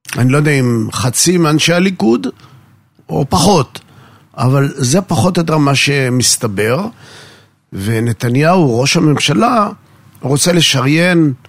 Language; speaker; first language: Hebrew; native; Hebrew